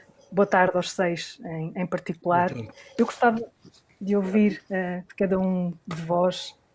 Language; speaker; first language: Portuguese; native; Portuguese